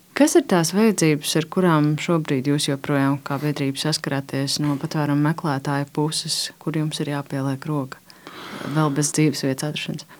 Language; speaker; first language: Latvian; native; Latvian